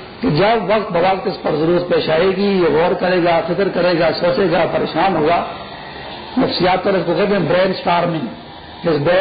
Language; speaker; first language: Urdu; non-native, local second language; Pashto